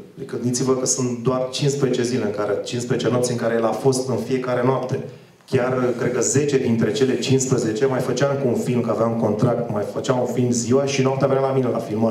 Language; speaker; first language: Romanian; native; Romanian